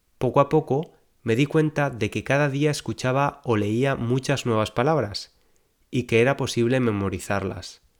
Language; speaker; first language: Spanish; native; Spanish